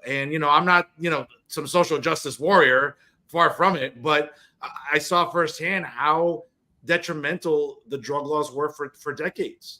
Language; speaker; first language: English; native; English